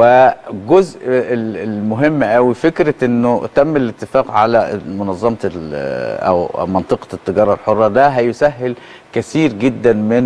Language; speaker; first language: Arabic; native; Arabic